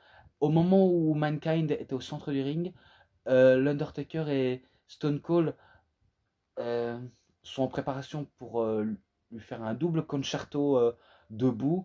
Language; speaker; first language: French; native; French